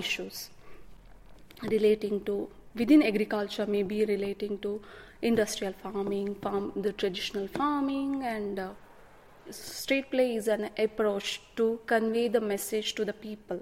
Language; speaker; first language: English; non-native, local second language; Kannada